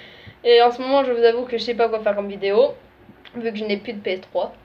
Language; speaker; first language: French; native; French